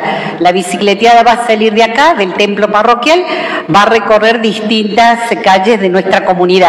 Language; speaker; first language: Spanish; native; Spanish